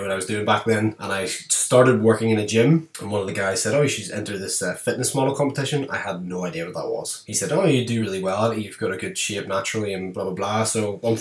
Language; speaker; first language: English; native; English